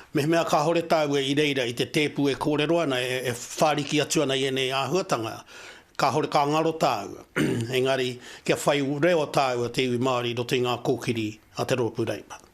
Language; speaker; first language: Māori; native; Māori